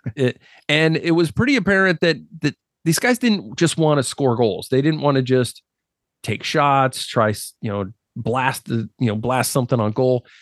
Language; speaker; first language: English; native; English